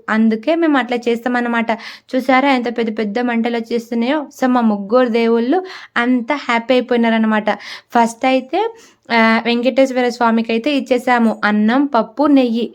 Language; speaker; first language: Telugu; non-native, local second language; Lambadi